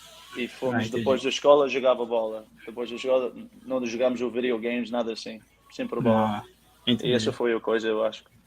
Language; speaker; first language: Portuguese; early bilingual, heritage; Portuguese